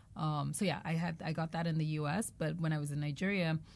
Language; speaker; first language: English; non-native, local second language; Igbo